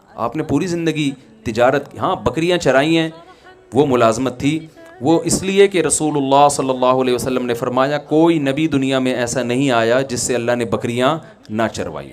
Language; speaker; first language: Urdu; native; Urdu